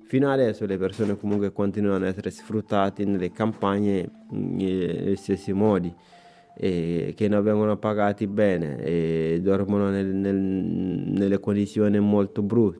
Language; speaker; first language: Italian; non-native, fluent; Bambara